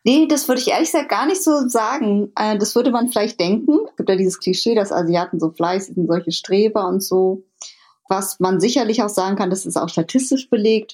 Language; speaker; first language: German; early bilingual, other home language; Vietnamese